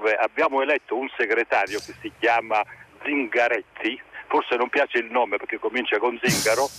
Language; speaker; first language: Italian; native; Italian